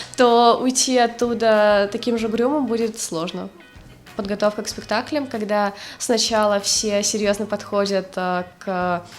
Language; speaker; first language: Russian; native; Russian